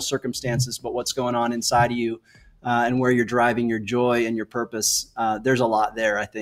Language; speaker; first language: English; native; English